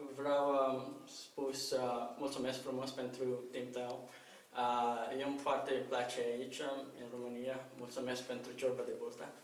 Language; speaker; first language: Romanian; non-native, learner; English